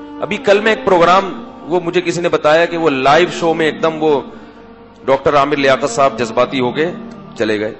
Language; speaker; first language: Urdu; native; Urdu